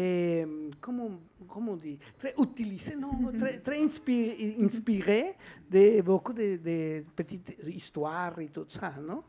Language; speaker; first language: French; non-native, fluent; Spanish